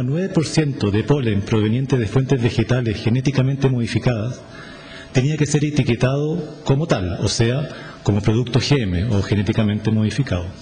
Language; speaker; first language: Spanish; native; Spanish